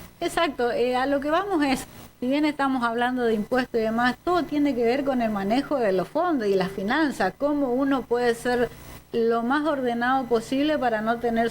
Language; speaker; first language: Spanish; native; Spanish